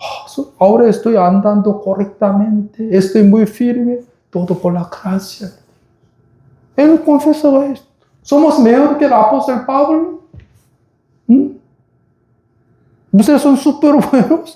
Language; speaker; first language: Spanish; non-native, fluent; Korean